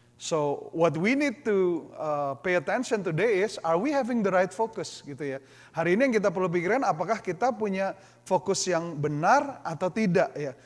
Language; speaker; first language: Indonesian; native; Indonesian